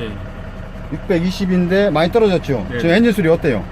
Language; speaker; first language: Korean; native; Korean